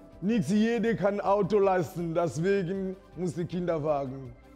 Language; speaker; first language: German; non-native, learner; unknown